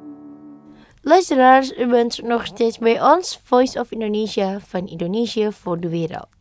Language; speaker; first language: Dutch; non-native, learner; Indonesian